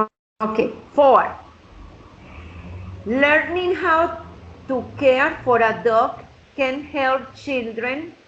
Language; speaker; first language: English; non-native, fluent; Spanish